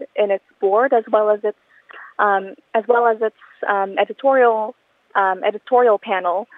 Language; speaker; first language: English; non-native, local second language; Filipino